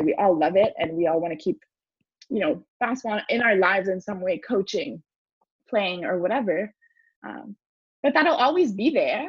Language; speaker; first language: English; early bilingual, other home language; French